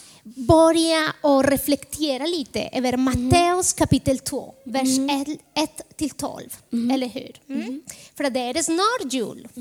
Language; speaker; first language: Swedish; non-native, fluent; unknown